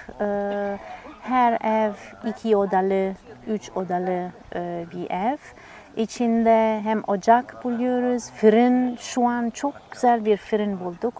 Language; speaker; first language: Turkish; non-native, learner; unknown